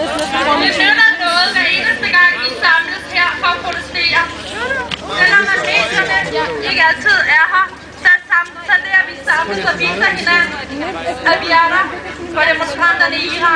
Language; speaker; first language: Danish; early bilingual, other home language; Persian